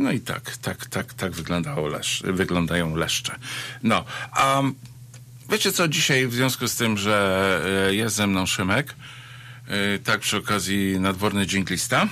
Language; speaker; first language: Polish; native; Polish